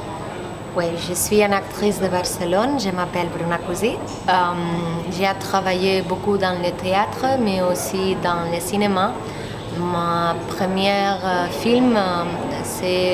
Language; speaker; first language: French; non-native, learner; Spanish